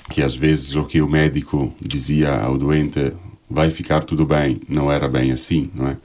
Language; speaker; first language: Portuguese; non-native, fluent; Italian